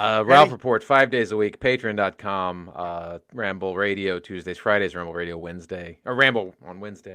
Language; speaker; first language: English; native; English